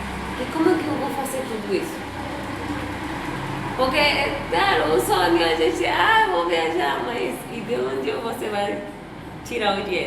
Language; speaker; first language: Portuguese; non-native, fluent; Spanish